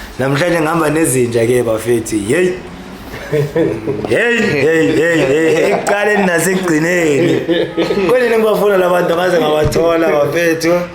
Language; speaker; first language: Zulu; native; Zulu